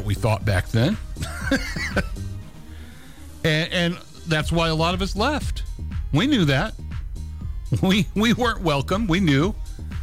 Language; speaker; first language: English; native; English